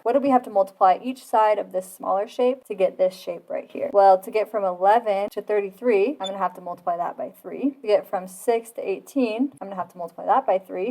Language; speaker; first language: English; native; English